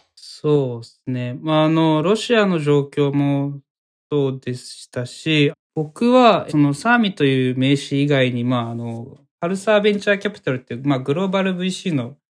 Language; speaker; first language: Japanese; native; Japanese